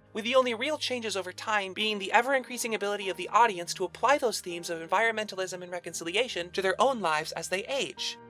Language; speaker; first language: English; native; English